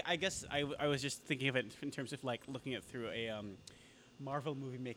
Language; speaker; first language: English; non-native, local second language; Filipino